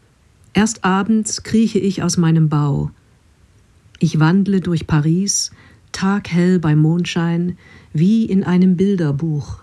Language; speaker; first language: German; non-native, fluent; English